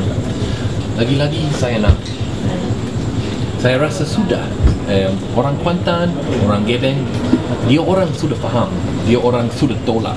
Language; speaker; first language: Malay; non-native, fluent; English